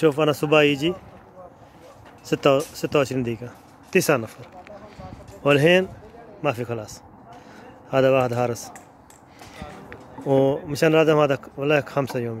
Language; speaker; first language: Arabic; non-native, learner; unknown